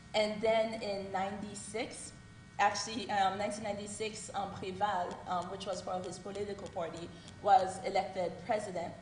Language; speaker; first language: English; early bilingual, other home language; Haitian Creole